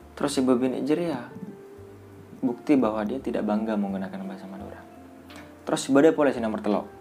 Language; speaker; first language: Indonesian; non-native, local second language; Madurese